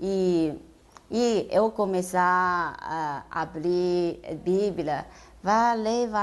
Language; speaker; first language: Portuguese; non-native, learner; Chinese